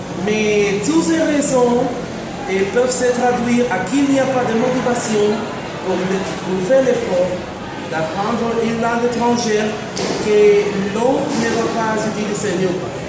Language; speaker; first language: French; non-native, fluent; Spanish